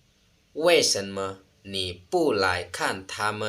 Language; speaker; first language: Chinese; non-native, fluent; Lao